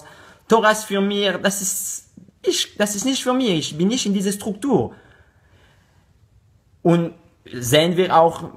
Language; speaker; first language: German; non-native, learner; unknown